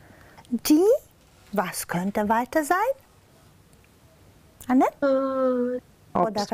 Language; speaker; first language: German; non-native, fluent; Romanian